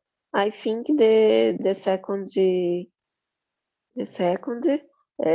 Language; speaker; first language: English; non-native, learner; Portuguese